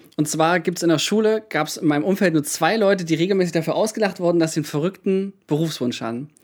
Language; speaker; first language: German; native; German